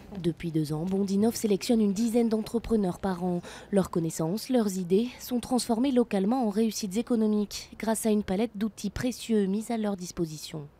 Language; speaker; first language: French; native; French